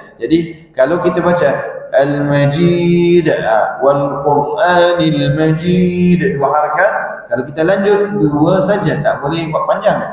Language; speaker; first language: Malay; non-native, fluent; Arabic